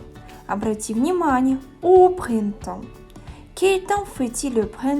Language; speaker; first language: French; non-native, fluent; Russian